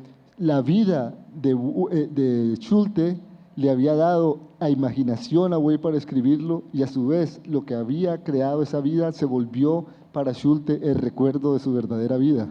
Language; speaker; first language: Spanish; native; Spanish